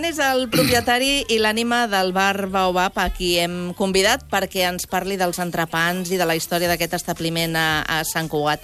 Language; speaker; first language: Catalan; native; Catalan